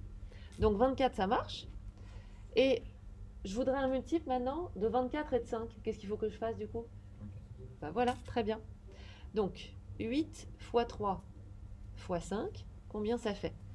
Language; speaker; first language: French; native; French